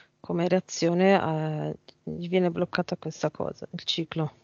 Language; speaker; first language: Italian; native; Italian